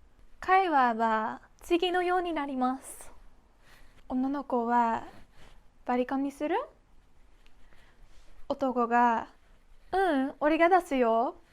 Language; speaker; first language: Japanese; non-native, fluent; Dutch